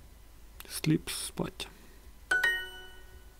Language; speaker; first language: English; non-native, learner; Russian